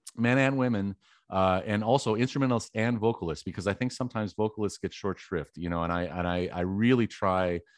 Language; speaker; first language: English; native; English